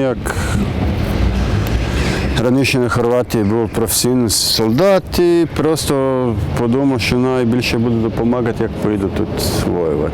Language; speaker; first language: Ukrainian; non-native, learner; Croatian